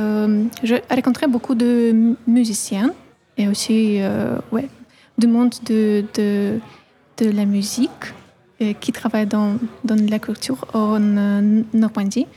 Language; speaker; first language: French; non-native, fluent; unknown